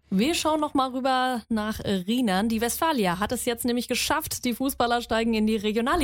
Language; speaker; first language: German; native; German